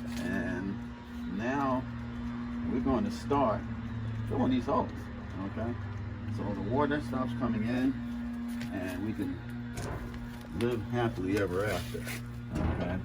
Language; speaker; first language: English; native; English